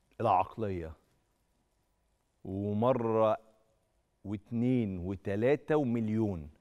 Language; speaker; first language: Arabic; native; Arabic